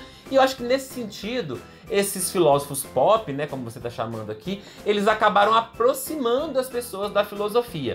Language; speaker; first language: Portuguese; native; Portuguese